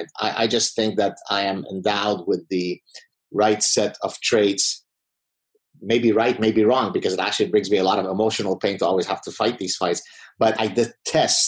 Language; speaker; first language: English; non-native, fluent; Arabic